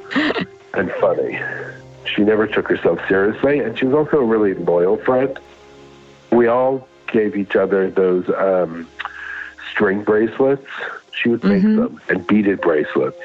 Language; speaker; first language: English; native; English